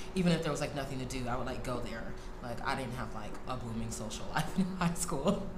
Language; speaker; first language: English; native; English